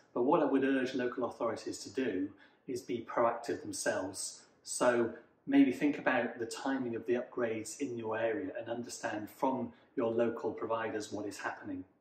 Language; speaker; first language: English; native; English